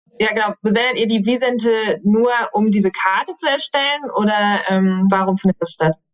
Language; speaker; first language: German; native; German